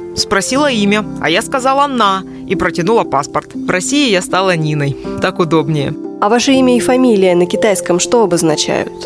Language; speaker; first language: Russian; non-native, fluent; Chinese